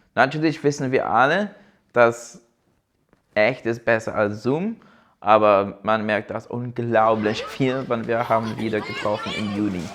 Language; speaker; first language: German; non-native, fluent; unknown